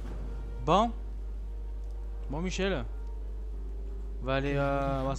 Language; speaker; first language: French; native; French